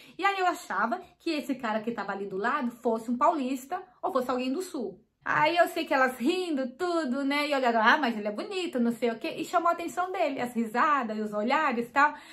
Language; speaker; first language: Portuguese; native; Portuguese